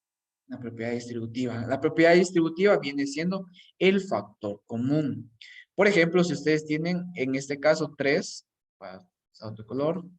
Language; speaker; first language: Spanish; native; Spanish